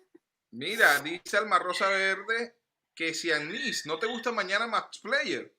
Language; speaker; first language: Spanish; native; Spanish